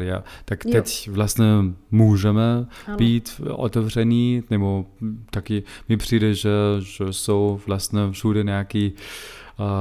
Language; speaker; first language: Czech; non-native, learner; German